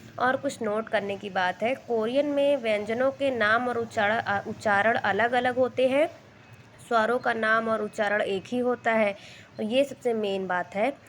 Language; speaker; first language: Hindi; native; Hindi